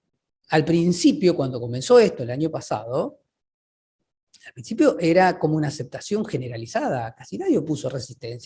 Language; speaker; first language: Spanish; native; Spanish